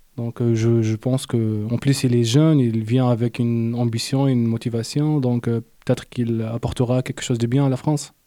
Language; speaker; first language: French; non-native, local second language; Arabic